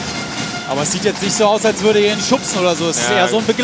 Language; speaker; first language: German; native; German